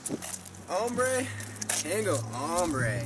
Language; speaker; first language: Spanish; non-native, learner; English